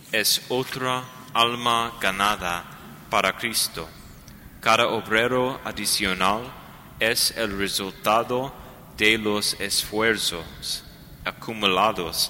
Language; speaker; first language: Spanish; non-native, learner; English